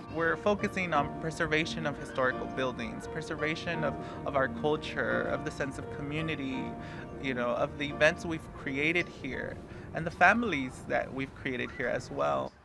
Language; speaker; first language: English; native; English